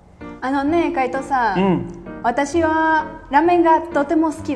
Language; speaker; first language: Japanese; non-native, fluent; Spanish